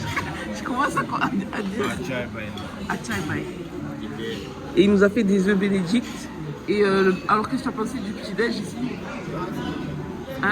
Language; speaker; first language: French; native; French